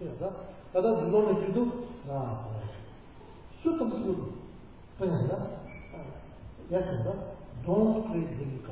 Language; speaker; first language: Russian; non-native, learner; Tibetan